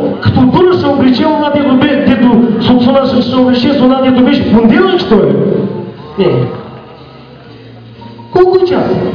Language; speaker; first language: Bulgarian; early bilingual, heritage; Bulgarian